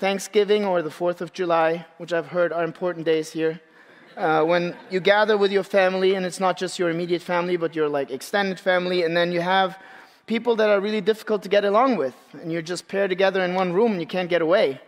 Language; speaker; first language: English; non-native, fluent; Turkish